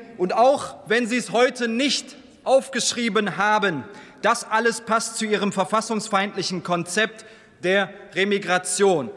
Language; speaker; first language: German; early bilingual, other home language; Turkish